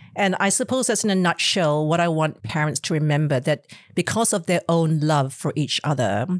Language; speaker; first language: English; non-native, local second language; Cantonese